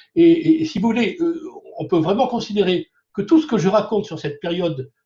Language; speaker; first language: French; native; French